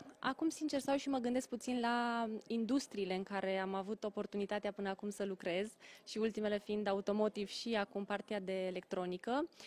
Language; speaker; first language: Romanian; native; Romanian